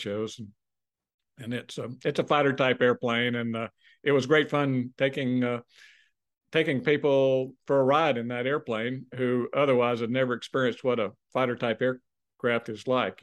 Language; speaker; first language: English; native; English